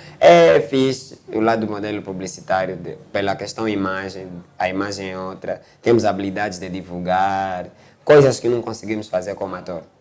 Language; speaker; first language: Portuguese; native; Portuguese